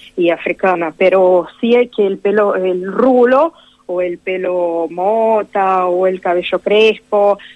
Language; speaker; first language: Spanish; non-native, fluent; Portuguese